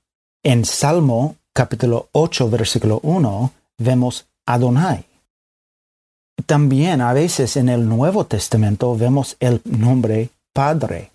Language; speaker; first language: Spanish; non-native, fluent; English